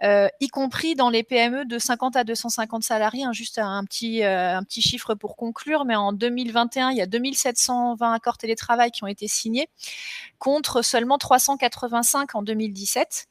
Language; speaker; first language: French; native; French